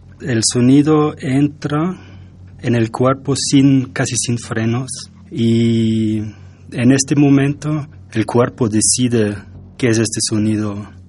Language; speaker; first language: Spanish; non-native, fluent; German